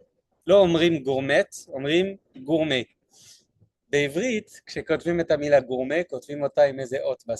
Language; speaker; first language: Hebrew; non-native, fluent; French